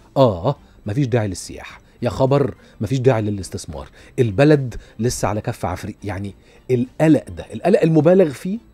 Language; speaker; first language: Arabic; native; Arabic